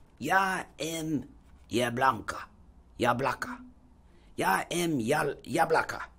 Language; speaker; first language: Russian; non-native, learner; English